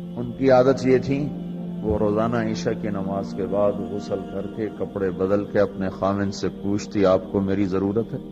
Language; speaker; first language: Urdu; non-native, local second language; Punjabi